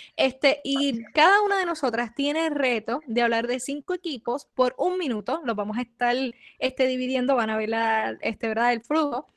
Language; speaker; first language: Spanish; native; Spanish